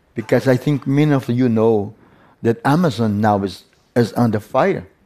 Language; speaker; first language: English; non-native, learner; Portuguese